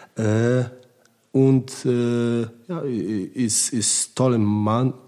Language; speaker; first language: German; non-native, learner; Polish